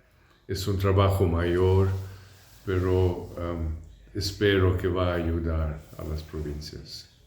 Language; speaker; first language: Spanish; non-native, fluent; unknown